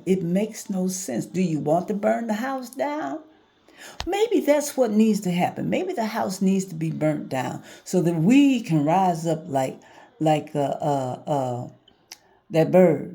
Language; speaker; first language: English; native; English